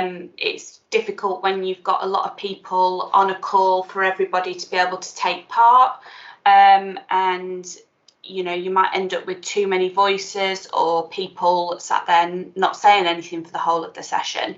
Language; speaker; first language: English; native; English